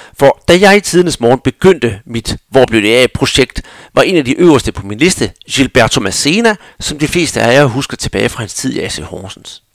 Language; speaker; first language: Danish; native; Danish